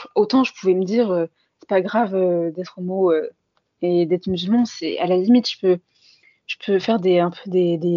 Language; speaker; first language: French; native; French